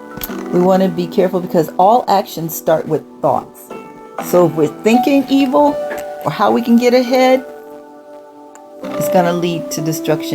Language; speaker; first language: English; native; English